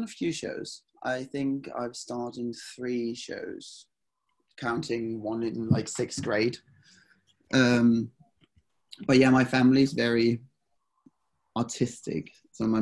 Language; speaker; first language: English; non-native, fluent; Danish